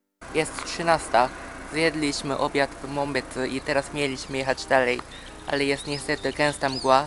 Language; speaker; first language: Polish; early bilingual, heritage; Polish